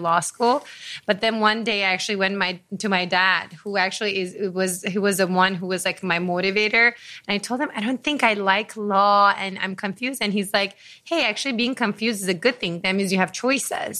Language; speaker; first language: English; non-native, fluent; Persian